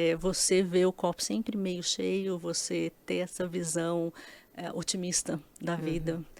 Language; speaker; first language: Portuguese; native; Portuguese